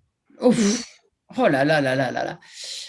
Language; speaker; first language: French; native; French